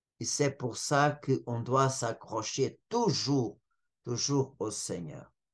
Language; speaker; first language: French; non-native, fluent; Portuguese